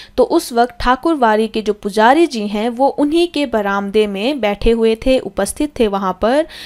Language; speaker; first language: Hindi; native; Hindi